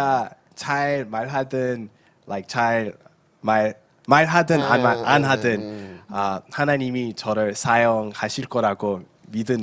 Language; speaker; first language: Korean; early bilingual, heritage; Korean